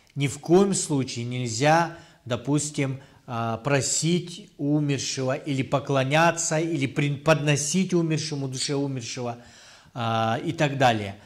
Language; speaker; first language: Russian; non-native, local second language; Kyrgyz